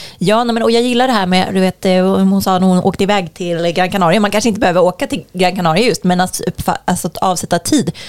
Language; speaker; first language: Swedish; native; Swedish